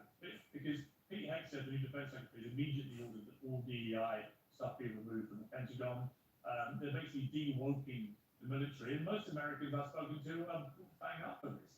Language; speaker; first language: English; native; English